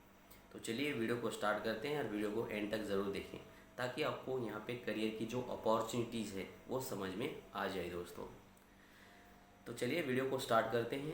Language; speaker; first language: Hindi; non-native, local second language; Marathi